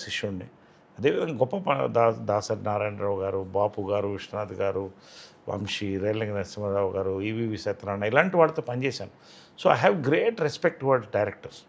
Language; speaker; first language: Telugu; native; Telugu